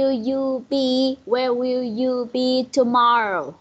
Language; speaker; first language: English; non-native, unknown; Vietnamese